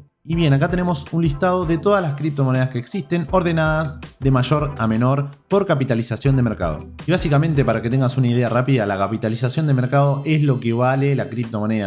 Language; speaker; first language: Spanish; native; Spanish